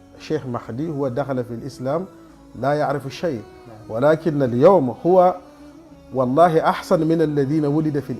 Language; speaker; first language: Arabic; non-native, fluent; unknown